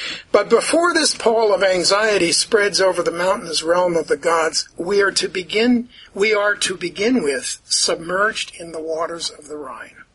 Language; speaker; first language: English; native; English